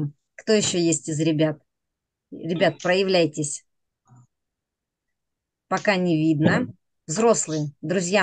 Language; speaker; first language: Russian; native; Russian